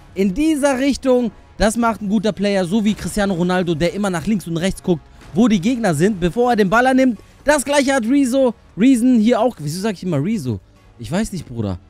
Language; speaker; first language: German; early bilingual, other home language; Albanian